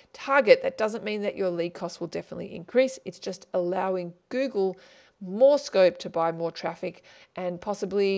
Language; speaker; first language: English; native; English